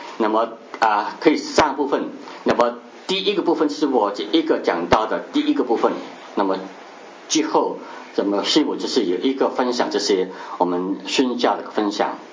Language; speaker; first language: Chinese; non-native, local second language; Cantonese